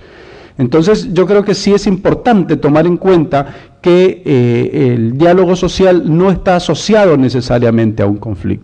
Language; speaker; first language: Spanish; native; Spanish